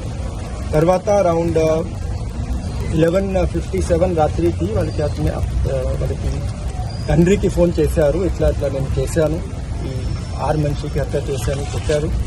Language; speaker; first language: Telugu; non-native, learner; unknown